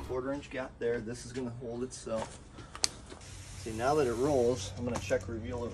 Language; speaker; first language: English; native; English